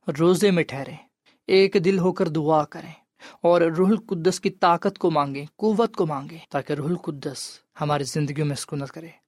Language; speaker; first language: Urdu; non-native, local second language; Punjabi